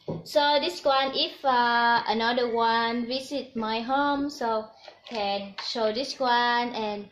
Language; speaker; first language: English; non-native, learner; Vietnamese